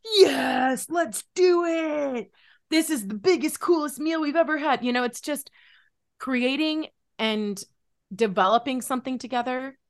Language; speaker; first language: English; native; English